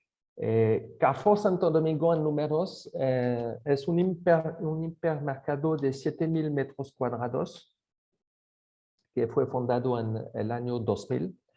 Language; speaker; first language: Spanish; non-native, fluent; French